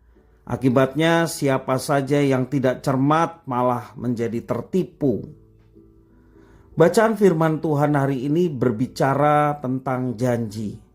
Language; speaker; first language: Indonesian; native; Indonesian